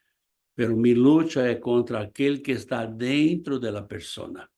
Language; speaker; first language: Spanish; non-native, fluent; Portuguese